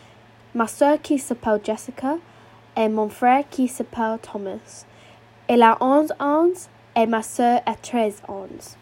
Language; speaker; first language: French; non-native, learner; English